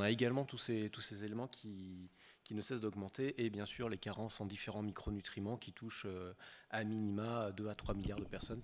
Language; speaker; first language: French; native; French